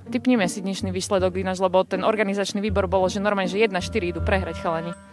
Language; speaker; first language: Slovak; native; Slovak